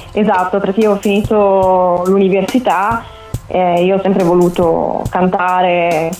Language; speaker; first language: Italian; native; Italian